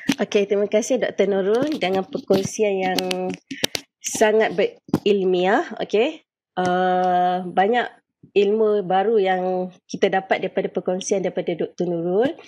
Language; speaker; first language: Malay; native; Malay